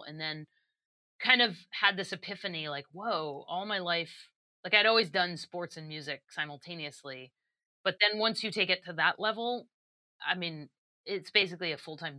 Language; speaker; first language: English; native; English